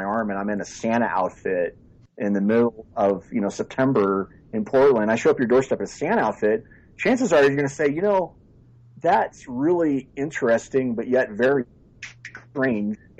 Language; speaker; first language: English; native; English